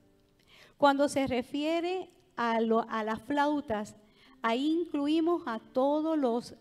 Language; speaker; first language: Spanish; native; Spanish